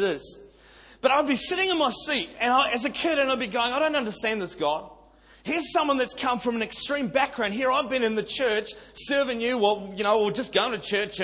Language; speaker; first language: English; native; English